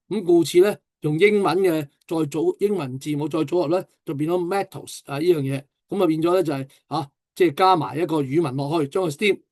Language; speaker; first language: Cantonese; native; Cantonese